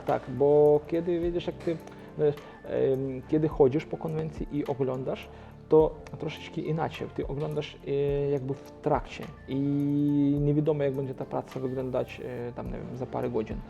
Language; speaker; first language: Polish; non-native, local second language; Ukrainian